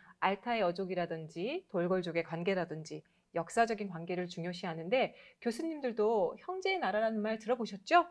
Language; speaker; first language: Korean; native; Korean